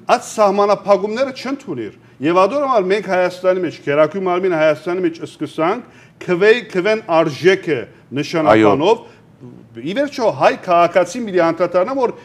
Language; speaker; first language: Armenian; early bilingual, heritage; Armenian